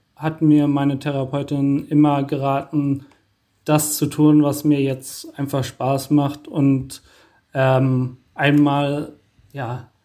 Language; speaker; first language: German; native; German